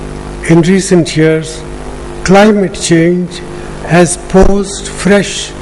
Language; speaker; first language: English; non-native, local second language; Punjabi